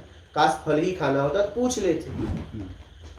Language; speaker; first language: Hindi; native; Hindi